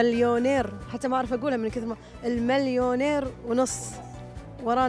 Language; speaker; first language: Arabic; native; Arabic